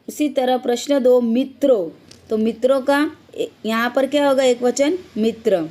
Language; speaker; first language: Hindi; non-native, local second language; Gujarati